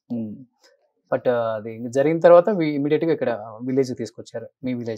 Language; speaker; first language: Telugu; native; Telugu